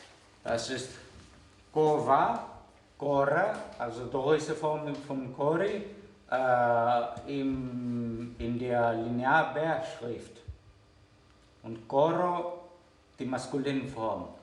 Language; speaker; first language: German; non-native, fluent; Greek